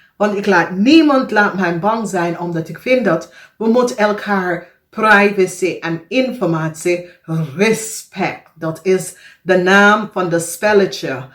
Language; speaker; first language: Dutch; non-native, fluent; English